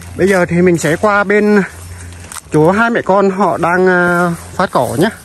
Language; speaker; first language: Vietnamese; non-native, local second language; Tày